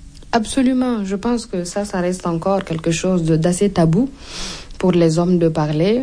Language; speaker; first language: French; non-native, local second language; Mossi